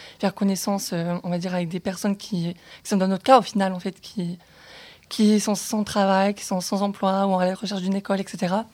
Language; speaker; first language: French; native; French